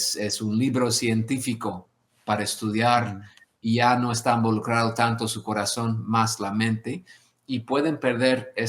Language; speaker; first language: Spanish; non-native, fluent; English